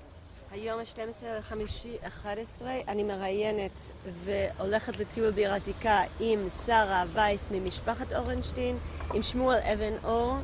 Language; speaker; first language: Hebrew; native; Hebrew